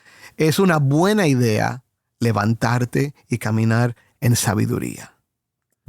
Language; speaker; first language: Spanish; native; Spanish